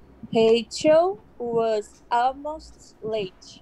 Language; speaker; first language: English; non-native, learner; Portuguese